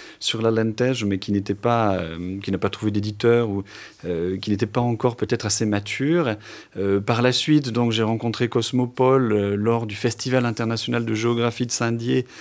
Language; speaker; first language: French; non-native, local second language; Occitan